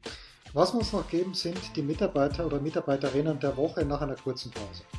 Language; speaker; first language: German; native; German